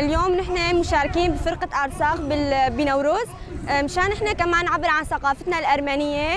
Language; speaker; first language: Arabic; non-native, local second language; Armenian